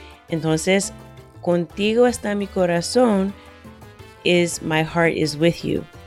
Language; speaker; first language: English; native; English